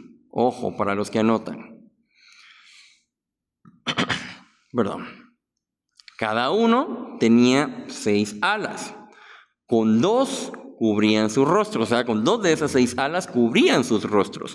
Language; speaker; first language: Spanish; native; Spanish